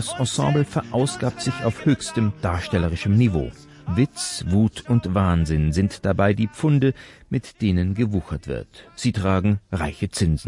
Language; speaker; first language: German; native; German